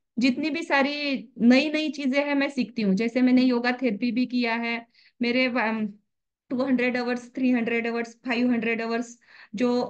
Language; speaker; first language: Hindi; native; Hindi